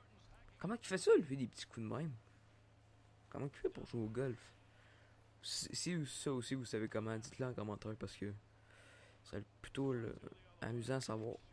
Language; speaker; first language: French; native; French